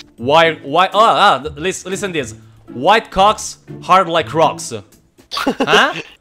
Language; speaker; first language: English; non-native, fluent; Italian